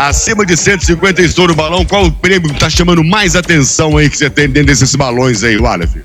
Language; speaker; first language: Portuguese; native; Portuguese